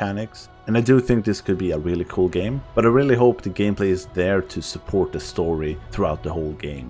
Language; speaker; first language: English; non-native, fluent; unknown